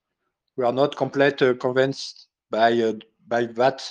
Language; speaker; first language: English; non-native, learner; French